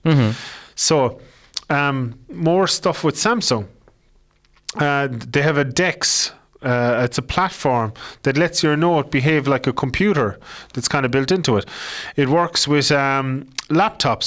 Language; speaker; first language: English; native; English